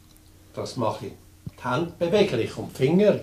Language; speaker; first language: German; native; German